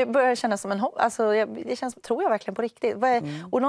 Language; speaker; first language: Swedish; native; Swedish